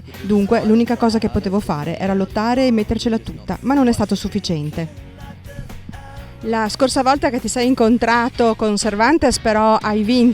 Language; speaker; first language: Italian; native; Italian